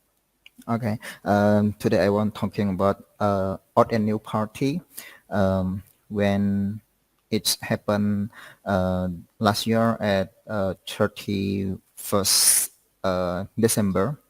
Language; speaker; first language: English; non-native, learner; Indonesian